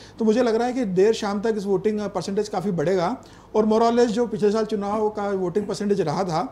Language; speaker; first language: Hindi; native; Hindi